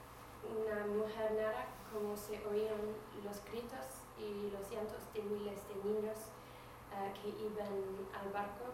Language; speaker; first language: Spanish; non-native, fluent; English